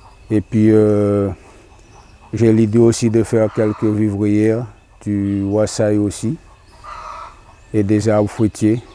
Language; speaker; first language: French; non-native, local second language; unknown